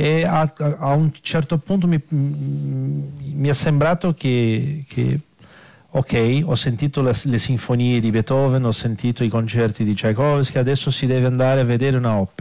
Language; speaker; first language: Italian; non-native, fluent; Portuguese